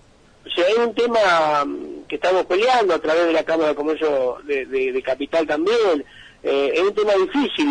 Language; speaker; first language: Spanish; native; Spanish